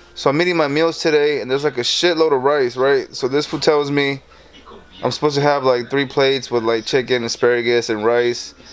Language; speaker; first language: English; early bilingual, other home language; Spanish